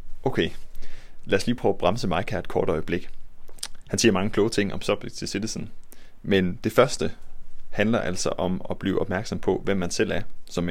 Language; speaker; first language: Danish; native; Danish